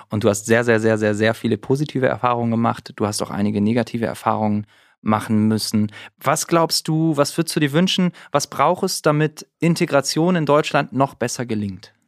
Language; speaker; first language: German; native; German